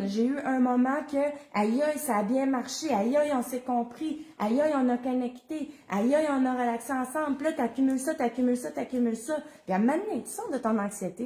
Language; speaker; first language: French; native; French